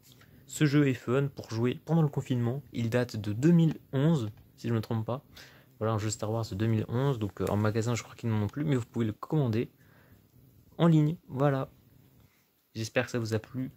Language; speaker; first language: French; native; French